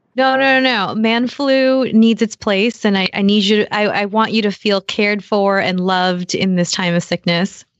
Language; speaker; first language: English; early bilingual, other home language; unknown